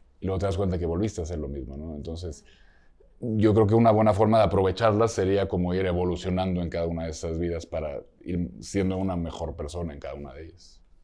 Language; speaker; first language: Spanish; native; Spanish